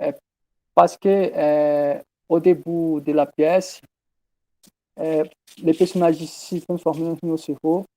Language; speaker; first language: French; non-native, learner; Portuguese